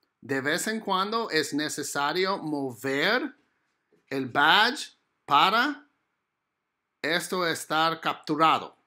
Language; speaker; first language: Spanish; non-native, fluent; English